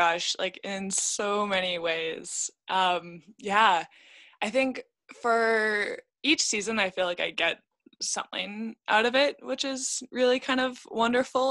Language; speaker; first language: English; native; English